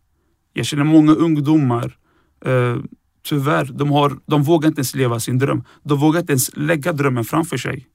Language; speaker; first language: Swedish; early bilingual, other home language; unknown